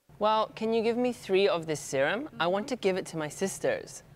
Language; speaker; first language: English; native; English